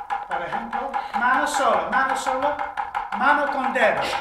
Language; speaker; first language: Spanish; non-native, learner; English